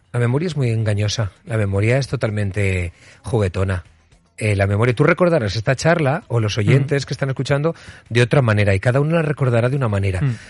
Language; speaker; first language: Spanish; native; Spanish